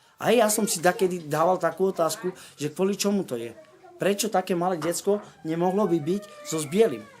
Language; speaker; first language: Slovak; non-native, local second language; Romany